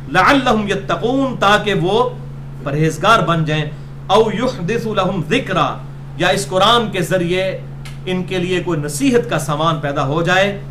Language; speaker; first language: Urdu; non-native, local second language; Punjabi